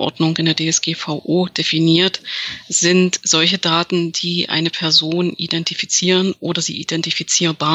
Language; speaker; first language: German; native; German